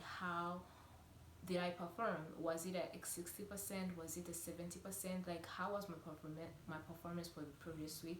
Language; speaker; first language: English; non-native, local second language; Kinyarwanda